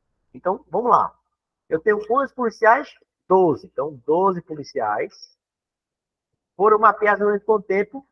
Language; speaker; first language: Portuguese; native; Portuguese